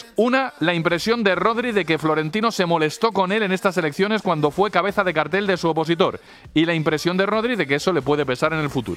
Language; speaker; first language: Spanish; native; Spanish